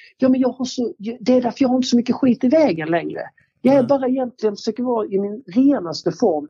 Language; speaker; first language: Swedish; native; Swedish